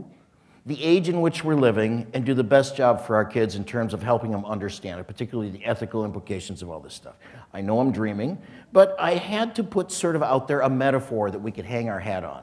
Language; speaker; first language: English; native; English